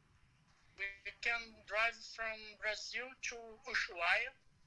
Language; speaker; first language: English; non-native, learner; Portuguese